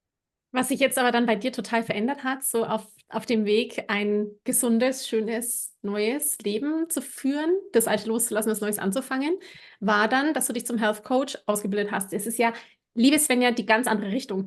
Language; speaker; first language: German; native; German